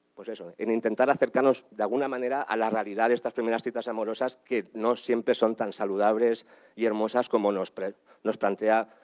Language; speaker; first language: Spanish; native; Spanish